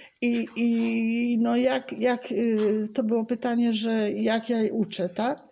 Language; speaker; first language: Polish; native; Polish